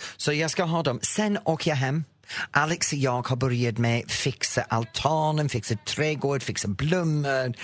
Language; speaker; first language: Swedish; non-native, fluent; English